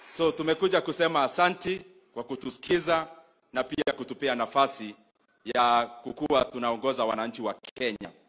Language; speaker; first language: Swahili; non-native, local second language; Kikuyu